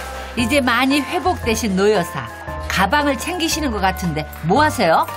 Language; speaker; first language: Korean; native; Korean